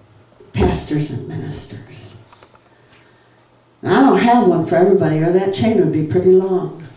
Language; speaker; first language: English; native; English